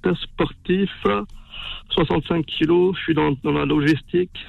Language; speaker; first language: French; native; French